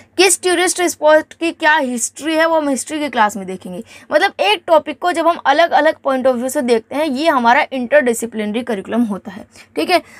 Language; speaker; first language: Hindi; native; Hindi